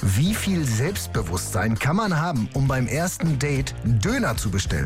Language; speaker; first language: German; native; German